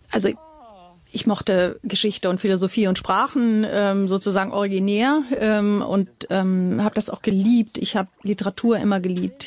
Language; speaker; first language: German; native; German